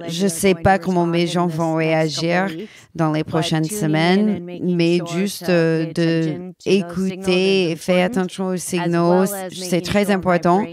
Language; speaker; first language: French; non-native, learner; English